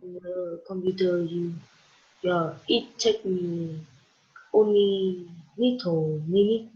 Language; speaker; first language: English; non-native, learner; Vietnamese